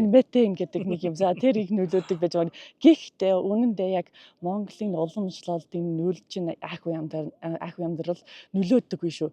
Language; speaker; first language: Mongolian; non-native, learner; English